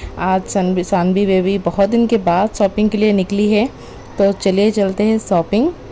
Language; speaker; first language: Hindi; non-native, local second language; Odia